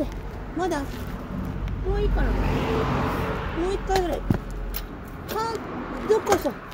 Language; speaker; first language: Japanese; native; Japanese